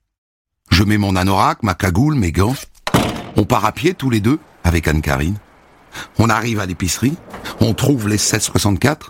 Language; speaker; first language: French; native; French